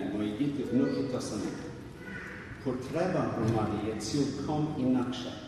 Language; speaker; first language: Ukrainian; early bilingual, other home language; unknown